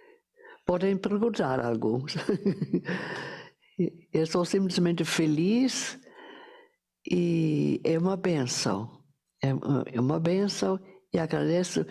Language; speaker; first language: Portuguese; non-native, fluent; German